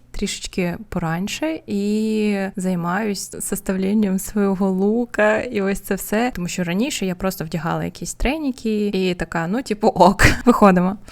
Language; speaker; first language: Ukrainian; non-native, local second language; Russian